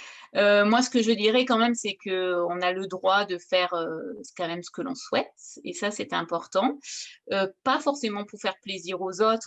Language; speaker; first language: French; native; French